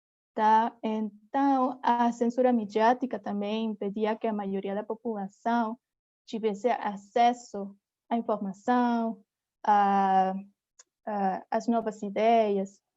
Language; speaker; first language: Portuguese; non-native, fluent; Spanish